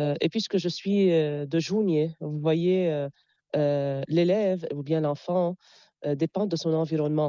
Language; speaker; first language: French; non-native, local second language; Arabic